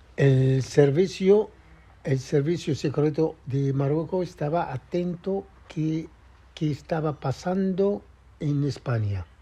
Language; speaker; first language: Spanish; non-native, fluent; Arabic